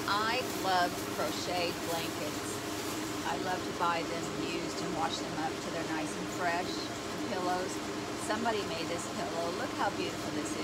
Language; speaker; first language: English; native; English